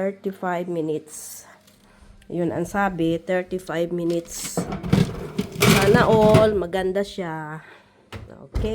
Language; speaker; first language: Filipino; native; Filipino